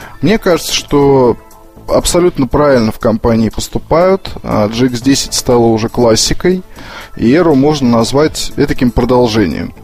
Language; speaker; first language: Russian; native; Russian